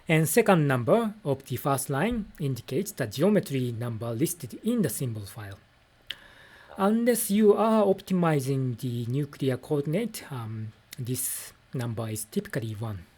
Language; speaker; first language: English; non-native, fluent; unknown